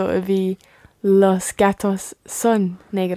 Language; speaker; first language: Spanish; non-native, learner; English